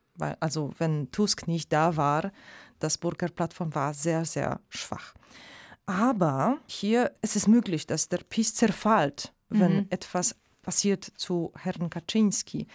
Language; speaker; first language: German; non-native, fluent; Polish